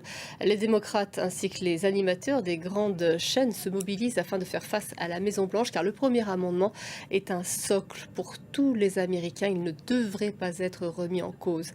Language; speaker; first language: French; native; French